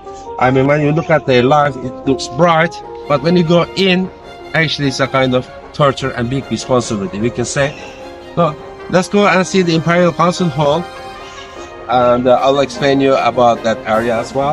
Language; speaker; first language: English; non-native, fluent; Turkish